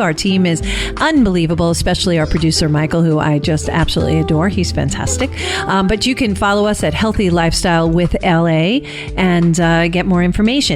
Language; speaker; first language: English; native; English